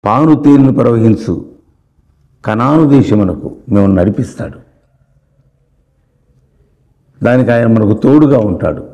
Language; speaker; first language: Telugu; native; Telugu